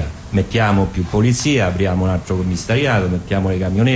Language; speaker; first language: Italian; native; Italian